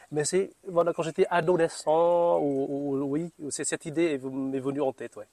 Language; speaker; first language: French; non-native, fluent; Vietnamese